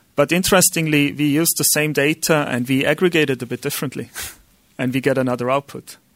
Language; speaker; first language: English; non-native, fluent; German